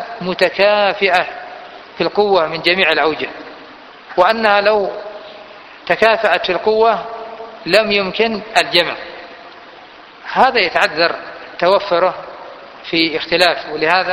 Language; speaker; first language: Arabic; native; Arabic